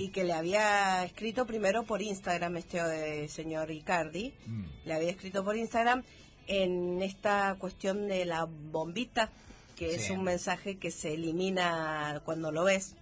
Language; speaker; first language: Spanish; native; Spanish